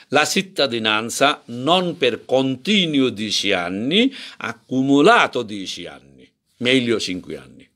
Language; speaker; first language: Italian; non-native, learner; Bangla